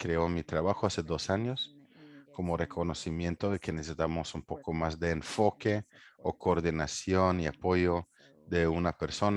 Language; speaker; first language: Spanish; non-native, fluent; English